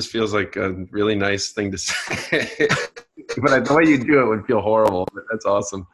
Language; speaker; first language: English; native; English